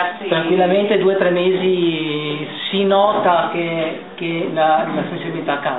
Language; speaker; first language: Italian; native; Italian